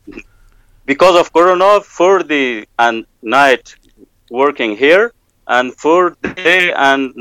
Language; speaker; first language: English; non-native, learner; Persian